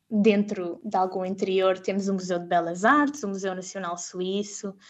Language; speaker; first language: Portuguese; native; Portuguese